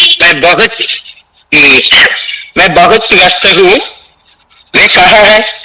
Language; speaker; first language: Hindi; non-native, learner; Telugu